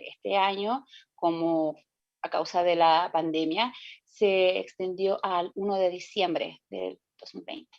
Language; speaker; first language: Spanish; native; Spanish